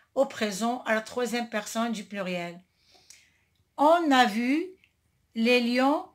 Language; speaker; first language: French; non-native, local second language; Arabic